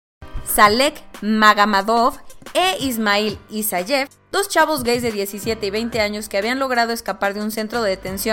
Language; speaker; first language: Spanish; native; Spanish